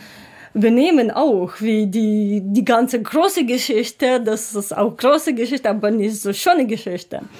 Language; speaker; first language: German; non-native, learner; Ukrainian